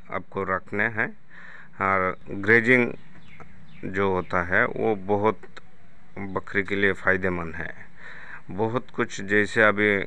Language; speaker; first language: Hindi; non-native, local second language; Bangla